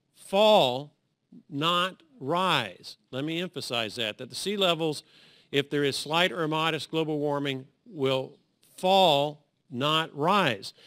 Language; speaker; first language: English; native; English